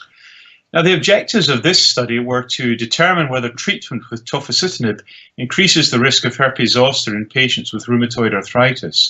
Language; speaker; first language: English; native; English